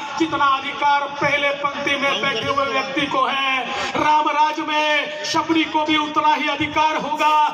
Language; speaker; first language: Hindi; non-native, local second language; Marathi